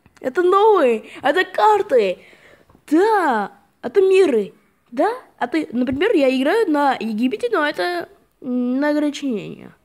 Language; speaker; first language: Russian; non-native, fluent; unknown